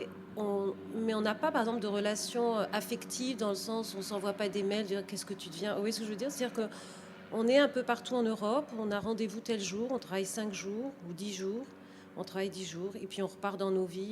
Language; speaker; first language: French; native; French